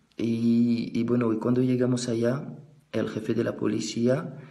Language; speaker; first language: Spanish; non-native, fluent; French